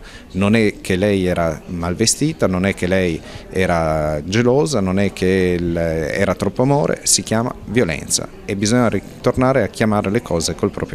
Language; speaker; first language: Italian; native; Italian